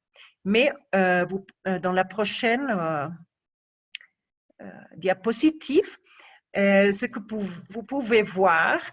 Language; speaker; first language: French; non-native, fluent; Spanish